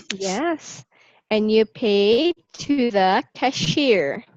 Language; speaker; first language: English; non-native, local second language; Filipino